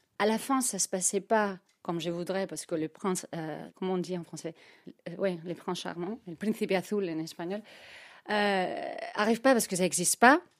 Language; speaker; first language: French; non-native, fluent; Spanish